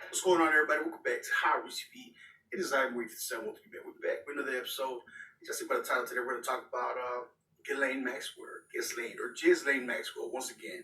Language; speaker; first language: English; native; English